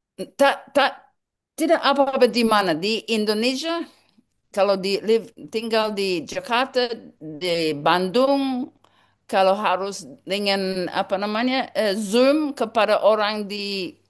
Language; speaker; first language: Indonesian; non-native, learner; English